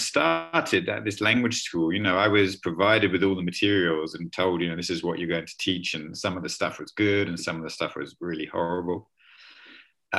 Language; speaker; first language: English; native; English